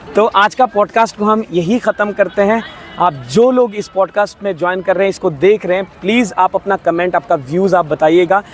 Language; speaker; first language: Hindi; non-native, local second language; Assamese